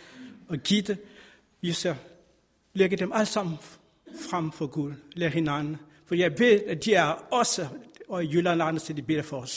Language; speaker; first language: Danish; non-native, learner; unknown